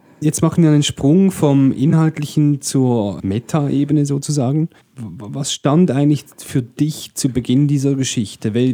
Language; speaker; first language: German; native; German